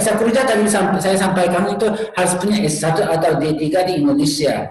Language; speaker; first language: Indonesian; non-native, learner; Japanese